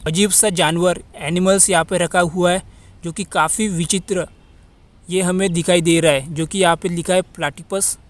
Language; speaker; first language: Hindi; non-native, local second language; Marathi